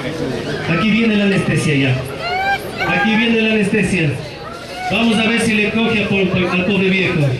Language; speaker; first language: Spanish; native; Spanish